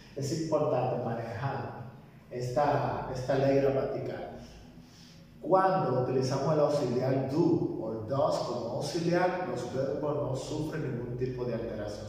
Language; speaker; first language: Spanish; native; Spanish